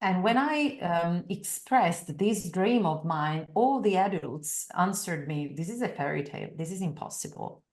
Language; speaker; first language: English; non-native, fluent; Italian